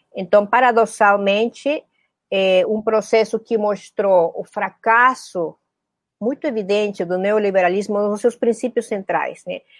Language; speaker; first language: Portuguese; non-native, fluent; Spanish